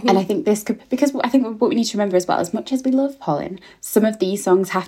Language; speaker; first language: English; native; English